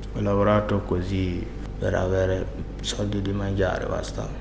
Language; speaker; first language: Italian; non-native, learner; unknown